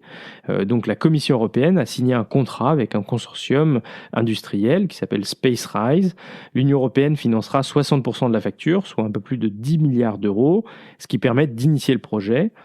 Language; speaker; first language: French; native; French